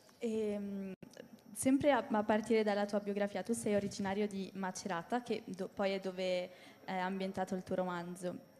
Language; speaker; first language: Italian; native; Italian